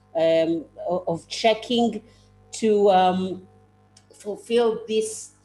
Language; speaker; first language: English; non-native, fluent; Hebrew